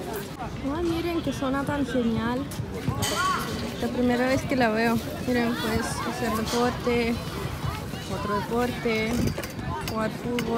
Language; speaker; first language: Spanish; non-native, fluent; Russian